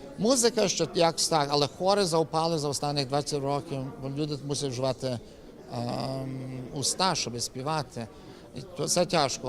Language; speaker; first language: Ukrainian; early bilingual, heritage; Ukrainian